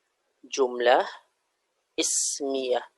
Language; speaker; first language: Arabic; non-native, fluent; Indonesian